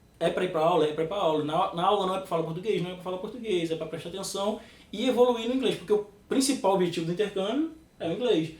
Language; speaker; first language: Portuguese; native; Portuguese